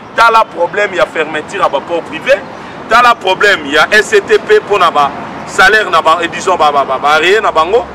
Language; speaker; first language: Lingala; non-native, local second language; Kongo